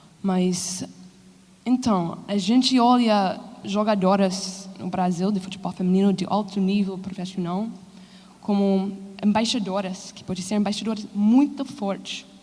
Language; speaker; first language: Portuguese; non-native, fluent; English